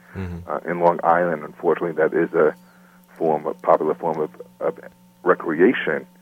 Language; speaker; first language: English; native; English